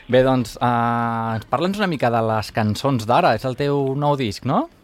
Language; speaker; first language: Catalan; native; Catalan